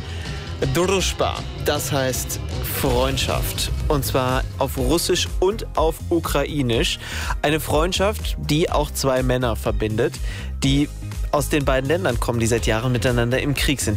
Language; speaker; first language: German; native; German